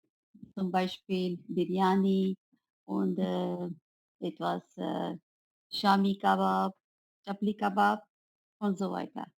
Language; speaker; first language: German; non-native, learner; Urdu